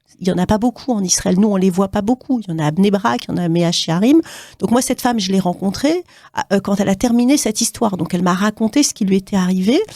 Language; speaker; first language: French; native; French